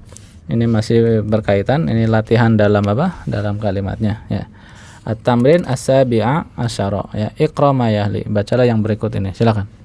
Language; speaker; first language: Indonesian; native; Indonesian